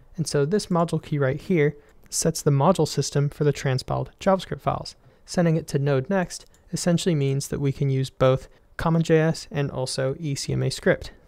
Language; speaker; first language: English; native; English